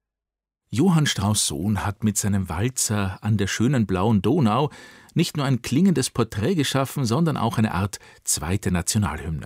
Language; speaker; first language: German; native; German